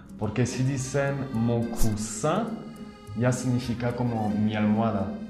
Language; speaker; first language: Spanish; non-native, fluent; French